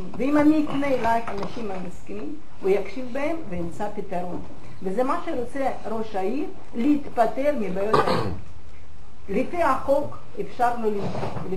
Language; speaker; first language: Hebrew; non-native, fluent; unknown